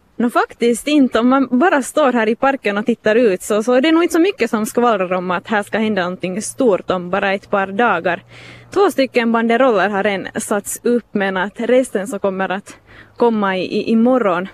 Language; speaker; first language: Swedish; native; Swedish